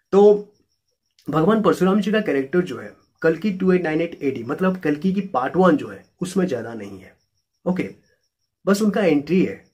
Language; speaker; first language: Hindi; native; Hindi